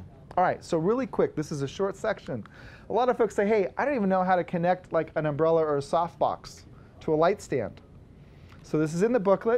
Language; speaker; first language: English; native; English